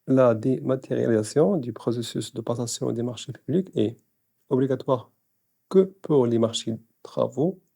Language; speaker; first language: French; non-native, local second language; Arabic